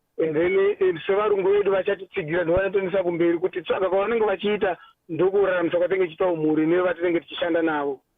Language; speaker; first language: Shona; non-native, local second language; Nyanja